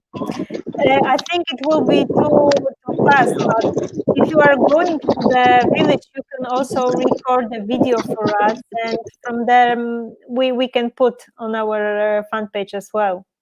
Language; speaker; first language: English; non-native, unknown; Polish